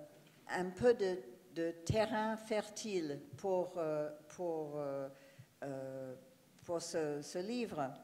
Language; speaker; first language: French; non-native, fluent; English